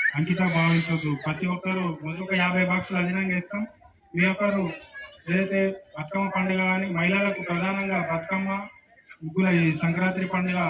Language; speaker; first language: Telugu; native; Telugu